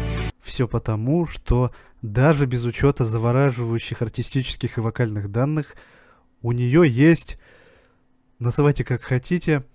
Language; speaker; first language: Russian; native; Russian